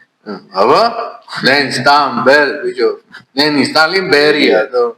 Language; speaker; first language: Georgian; native; Georgian